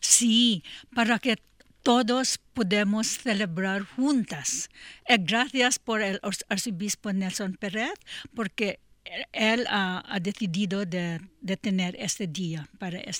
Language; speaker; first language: Spanish; non-native, learner; English